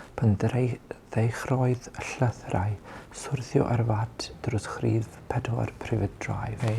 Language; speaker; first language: Welsh; non-native, learner; English